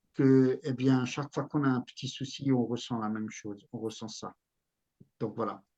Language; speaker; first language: French; native; French